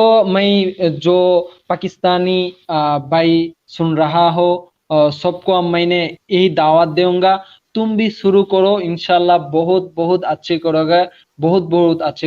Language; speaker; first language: Hindi; non-native, learner; Bangla